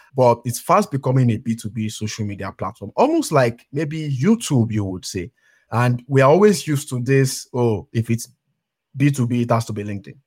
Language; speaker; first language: English; non-native, local second language; Yoruba